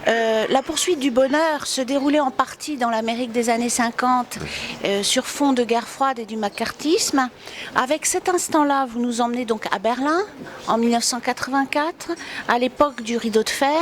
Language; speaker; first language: French; native; French